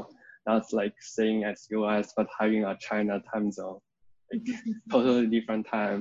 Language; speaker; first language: English; non-native, fluent; Chinese